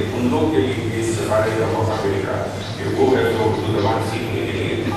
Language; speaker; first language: Urdu; native; Urdu